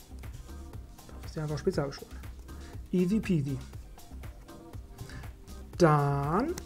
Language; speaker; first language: German; native; German